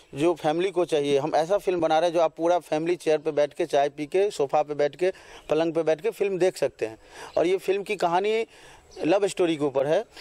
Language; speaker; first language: Hindi; non-native, local second language; Maithili